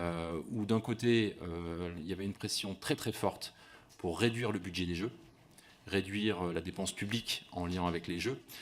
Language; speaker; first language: French; native; French